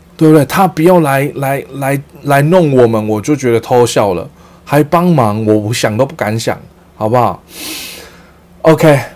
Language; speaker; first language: Chinese; early bilingual, heritage; Chinese